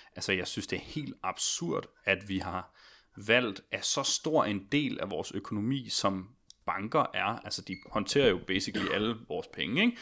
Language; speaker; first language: Danish; native; Danish